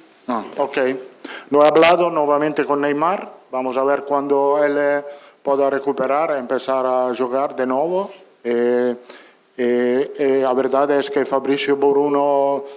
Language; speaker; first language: Spanish; non-native, fluent; Italian